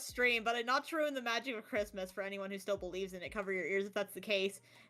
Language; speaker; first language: English; native; English